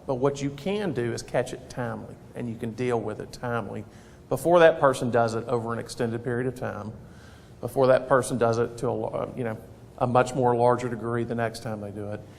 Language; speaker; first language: English; native; English